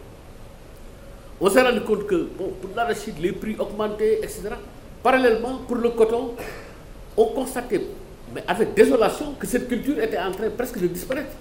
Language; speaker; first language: French; non-native, local second language; Wolof